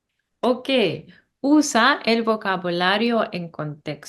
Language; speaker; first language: Spanish; non-native, learner; English